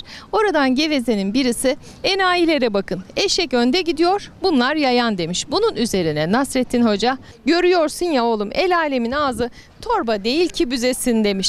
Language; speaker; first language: Turkish; native; Turkish